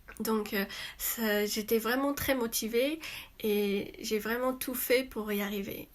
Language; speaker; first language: French; non-native, fluent; Chinese